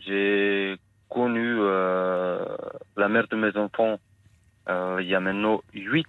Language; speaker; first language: French; non-native, fluent; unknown